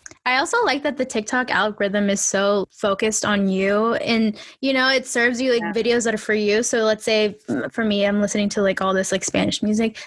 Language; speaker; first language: English; early bilingual, other home language; Spanish